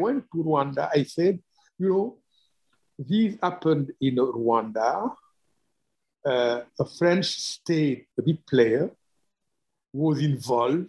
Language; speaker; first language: English; non-native, fluent; Wolof